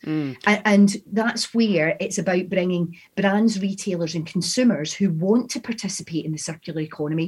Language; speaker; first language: English; native; English